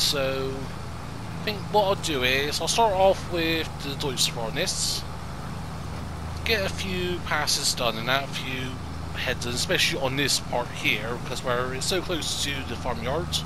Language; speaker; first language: English; native; English